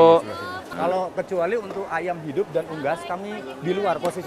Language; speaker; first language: Indonesian; native; Indonesian